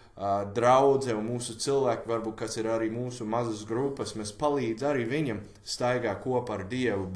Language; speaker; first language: Latvian; non-native, learner; English